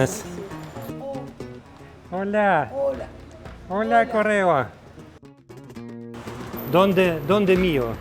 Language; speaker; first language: Spanish; non-native, learner; Russian